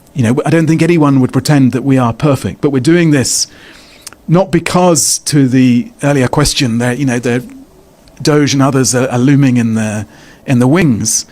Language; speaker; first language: English; native; English